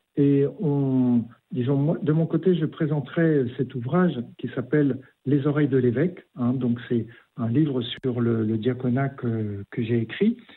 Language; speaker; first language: French; native; French